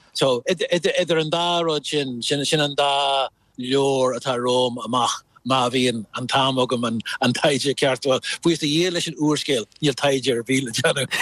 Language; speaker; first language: Irish; non-native, local second language; English